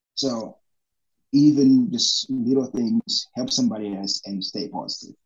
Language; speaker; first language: English; non-native, local second language; Rundi